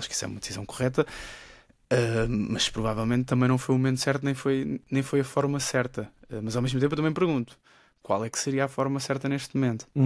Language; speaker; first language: Portuguese; native; Portuguese